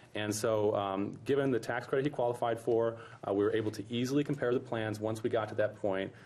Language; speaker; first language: English; native; English